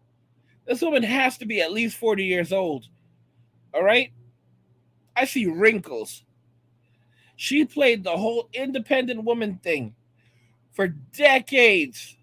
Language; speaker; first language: English; native; English